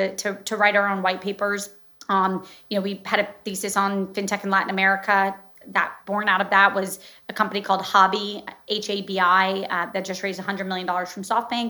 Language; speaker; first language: English; native; English